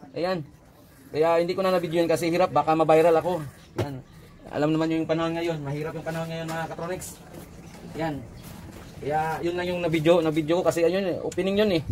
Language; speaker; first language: Filipino; non-native, local second language; Cebuano